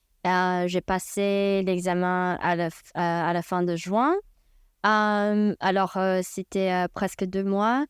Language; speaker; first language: French; non-native, fluent; Chinese